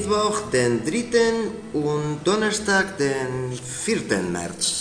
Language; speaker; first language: German; non-native, learner; Spanish